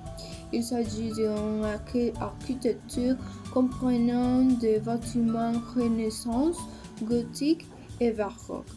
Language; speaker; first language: French; non-native, learner; Spanish